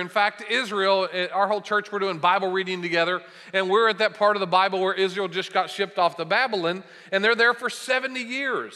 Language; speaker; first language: English; native; English